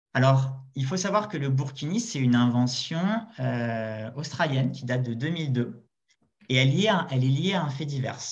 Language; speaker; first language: French; native; French